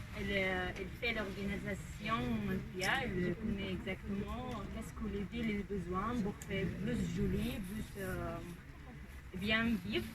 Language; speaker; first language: French; non-native, learner; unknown